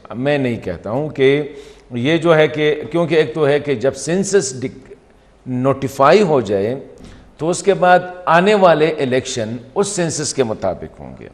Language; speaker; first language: Urdu; non-native, local second language; Pashto